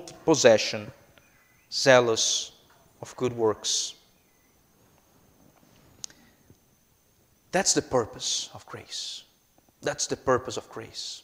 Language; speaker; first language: English; non-native, fluent; Portuguese